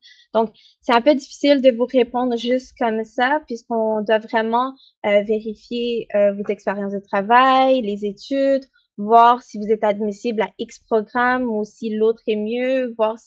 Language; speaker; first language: French; native; French